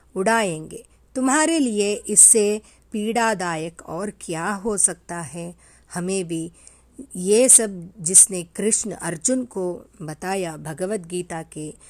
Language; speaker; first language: Hindi; non-native, local second language; Telugu